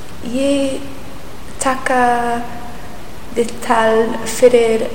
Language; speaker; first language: Icelandic; non-native, learner; English